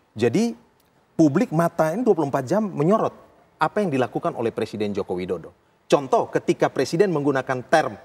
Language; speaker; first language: Indonesian; native; Indonesian